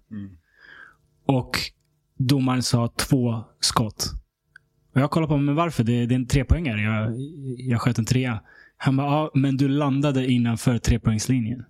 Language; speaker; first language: Swedish; early bilingual, other home language; Serbian